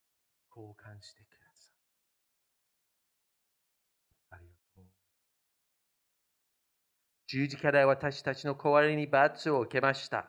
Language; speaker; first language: Japanese; non-native, fluent; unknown